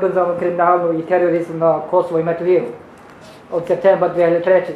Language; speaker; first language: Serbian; non-native, learner; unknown